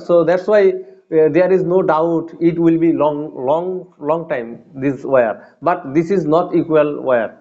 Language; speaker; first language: English; non-native, learner; Bangla